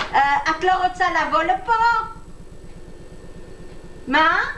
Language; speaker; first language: Hebrew; non-native, learner; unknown